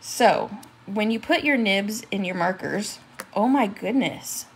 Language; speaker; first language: English; native; English